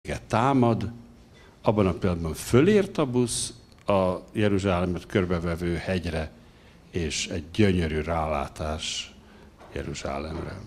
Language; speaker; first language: Hungarian; native; Hungarian